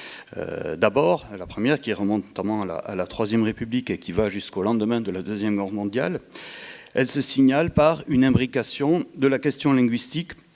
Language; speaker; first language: French; native; French